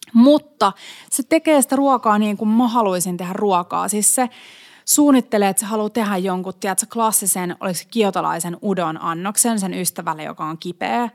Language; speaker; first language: Finnish; non-native, local second language; Swedish